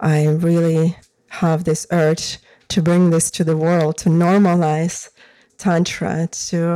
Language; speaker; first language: English; non-native, fluent; Russian